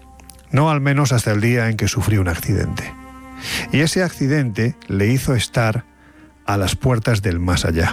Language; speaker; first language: Spanish; native; Spanish